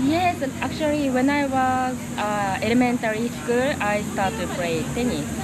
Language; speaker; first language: English; non-native, learner; Japanese